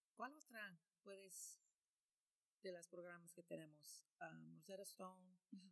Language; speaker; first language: Spanish; early bilingual, heritage; Spanish